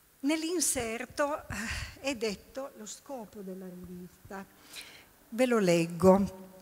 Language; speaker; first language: Italian; native; Italian